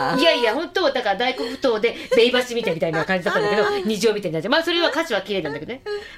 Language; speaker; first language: Japanese; native; Japanese